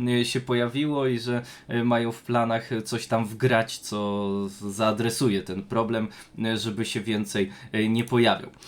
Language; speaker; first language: Polish; native; Polish